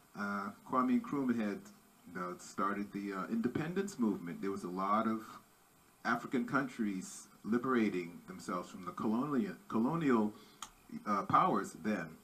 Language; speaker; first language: English; native; English